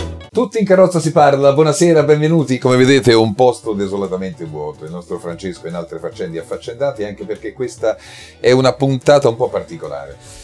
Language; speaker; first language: Italian; native; Italian